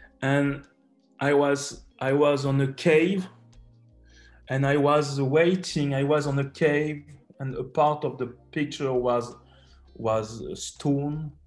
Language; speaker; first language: English; non-native, learner; French